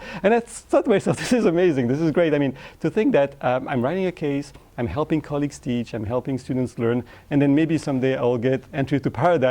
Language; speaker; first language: English; non-native, fluent; French